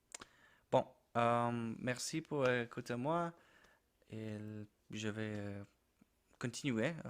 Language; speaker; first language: French; non-native, learner; Spanish